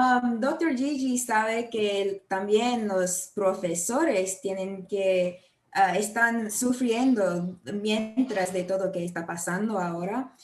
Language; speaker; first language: Spanish; non-native, learner; English